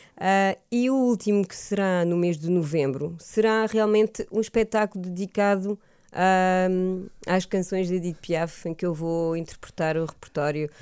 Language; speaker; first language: Portuguese; early bilingual, heritage; Portuguese